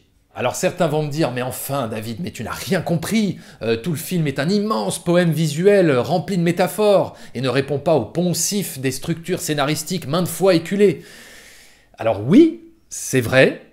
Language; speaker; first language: French; native; French